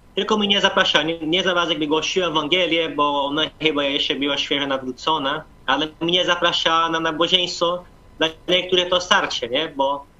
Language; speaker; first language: Polish; non-native, fluent; Portuguese